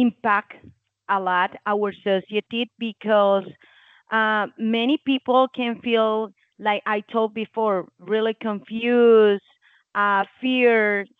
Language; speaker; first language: English; non-native, learner; Spanish